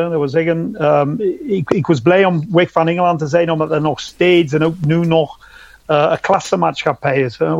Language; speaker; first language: Dutch; non-native, fluent; English